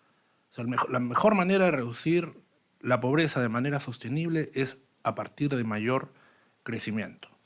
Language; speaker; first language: Spanish; native; Spanish